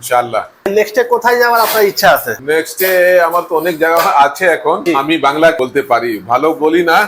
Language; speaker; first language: Bangla; non-native, local second language; Urdu